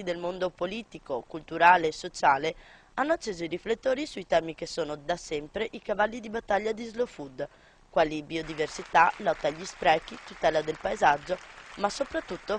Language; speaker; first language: Italian; native; Italian